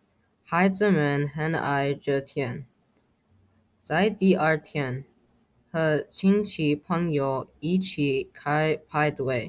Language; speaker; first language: Chinese; non-native, learner; English